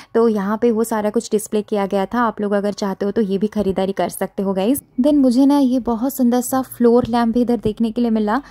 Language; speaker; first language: Hindi; non-native, local second language; Odia